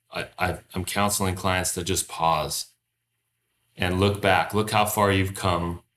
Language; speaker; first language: English; native; English